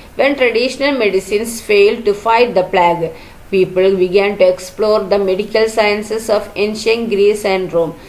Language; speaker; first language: English; non-native, local second language; Malayalam